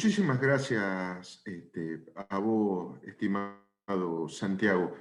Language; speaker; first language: Spanish; native; Spanish